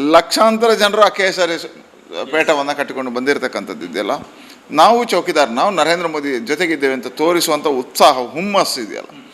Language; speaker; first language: Kannada; non-native, local second language; Tulu